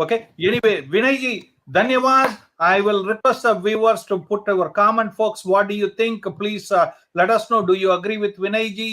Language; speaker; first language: English; non-native, local second language; Hindi